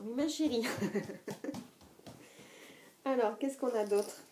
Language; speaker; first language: French; native; French